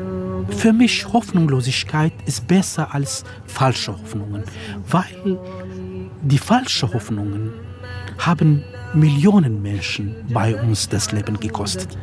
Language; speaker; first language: German; non-native, fluent; Kurdish